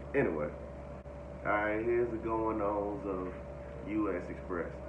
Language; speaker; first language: English; native; English